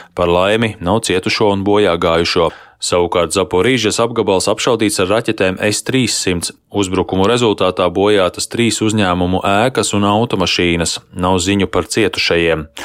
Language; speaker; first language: Latvian; native; Latvian